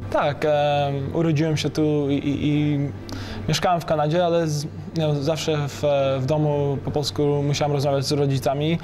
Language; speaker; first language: Polish; early bilingual, heritage; English